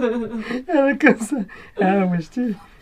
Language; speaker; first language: French; non-native, learner; Arabic